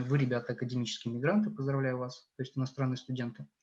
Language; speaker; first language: Russian; native; Russian